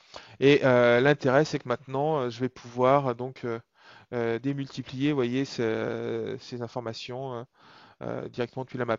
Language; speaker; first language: French; native; French